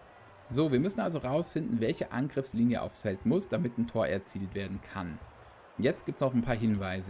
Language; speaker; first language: German; native; German